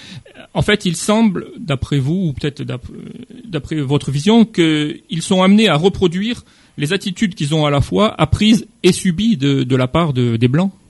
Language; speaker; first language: French; native; French